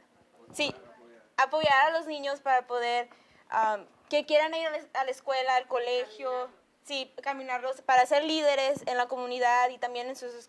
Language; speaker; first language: Spanish; early bilingual, heritage; Spanish